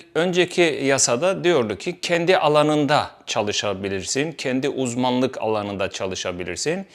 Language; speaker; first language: Turkish; native; Turkish